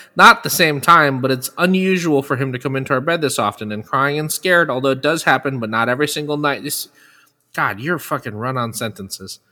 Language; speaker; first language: English; native; English